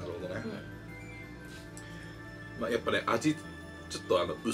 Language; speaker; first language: Japanese; native; Japanese